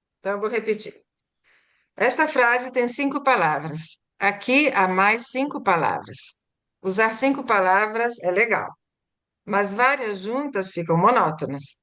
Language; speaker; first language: Portuguese; early bilingual, other home language; Italian